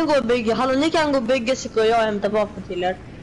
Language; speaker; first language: Swedish; native; Swedish